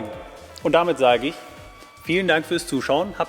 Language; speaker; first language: German; native; German